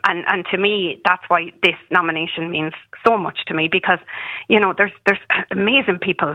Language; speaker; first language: English; native; English